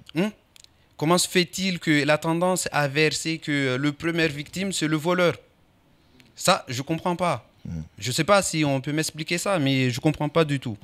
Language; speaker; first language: French; non-native, local second language; Comorian